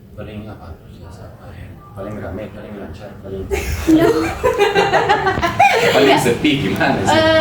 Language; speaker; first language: Indonesian; non-native, fluent; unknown